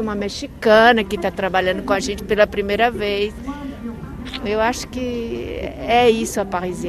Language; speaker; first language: Portuguese; native; Portuguese